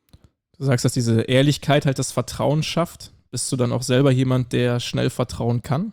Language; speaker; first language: German; native; German